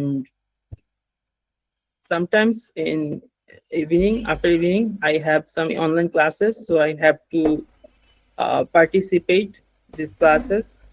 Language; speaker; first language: English; non-native, learner; Bangla